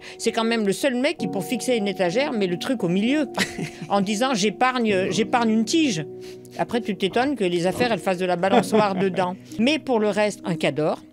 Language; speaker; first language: French; native; French